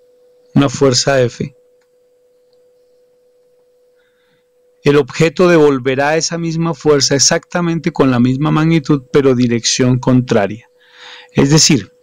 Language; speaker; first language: Spanish; native; Spanish